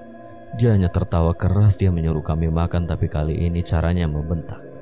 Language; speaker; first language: Indonesian; native; Indonesian